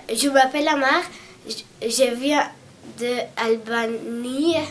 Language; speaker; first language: French; non-native, learner; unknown